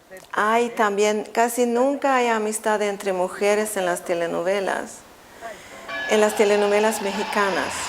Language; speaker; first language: Spanish; non-native, fluent; Swedish